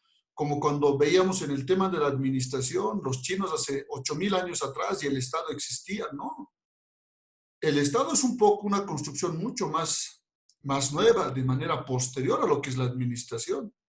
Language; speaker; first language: Spanish; native; Spanish